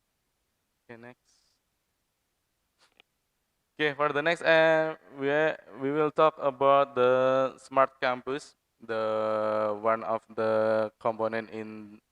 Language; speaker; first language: English; non-native, fluent; Indonesian